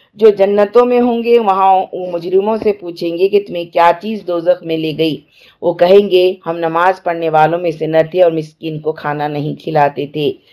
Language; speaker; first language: Urdu; native; Urdu